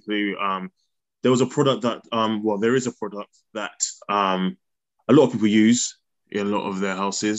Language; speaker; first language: English; native; English